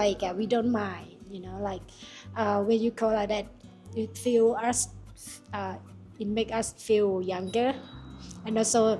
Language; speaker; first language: English; non-native, learner; Thai